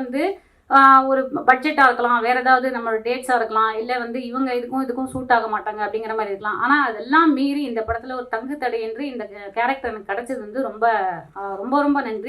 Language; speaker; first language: Tamil; native; Tamil